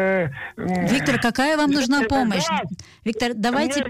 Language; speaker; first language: Russian; native; Russian